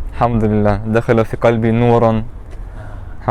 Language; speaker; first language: Arabic; non-native, learner; German